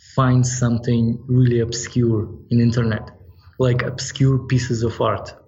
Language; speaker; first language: English; non-native, fluent; Ukrainian